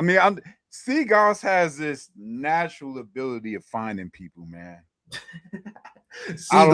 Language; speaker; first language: English; native; English